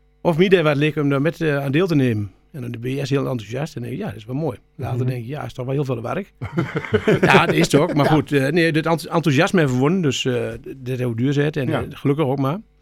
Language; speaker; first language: Dutch; native; Dutch